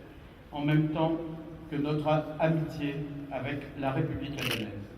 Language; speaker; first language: French; native; French